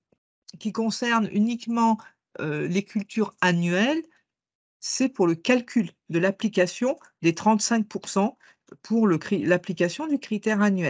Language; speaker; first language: French; native; French